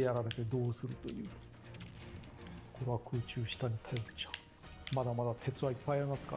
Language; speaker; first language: Japanese; native; Japanese